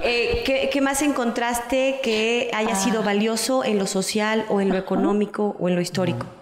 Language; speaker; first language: Spanish; native; Spanish